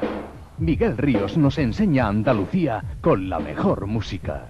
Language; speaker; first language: Spanish; native; Spanish